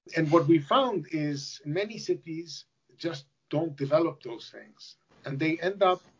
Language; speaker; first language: English; non-native, fluent; Spanish